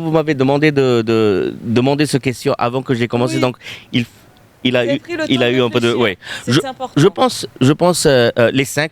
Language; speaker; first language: French; non-native, fluent; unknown